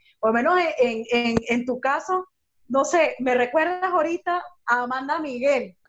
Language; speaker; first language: Spanish; native; Spanish